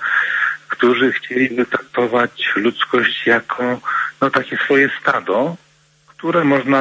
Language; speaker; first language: Polish; native; Polish